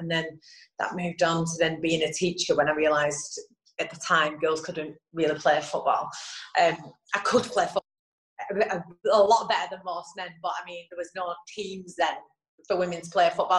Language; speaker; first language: English; native; English